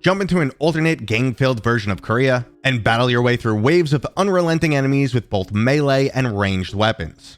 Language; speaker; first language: English; native; English